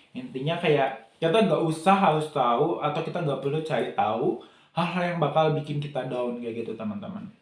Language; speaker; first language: Indonesian; native; Indonesian